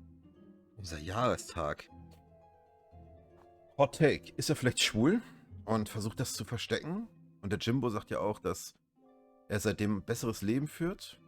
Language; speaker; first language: German; native; German